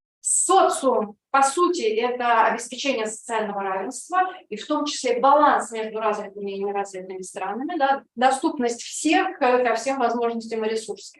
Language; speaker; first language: Russian; native; Russian